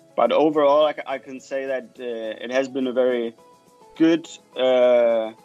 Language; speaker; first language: English; non-native, fluent; German